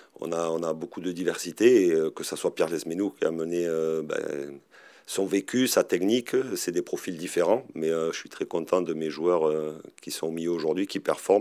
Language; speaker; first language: French; native; French